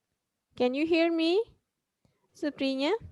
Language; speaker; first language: English; non-native, fluent; Indonesian